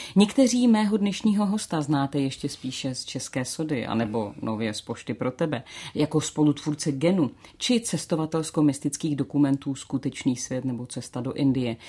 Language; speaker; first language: Czech; native; Czech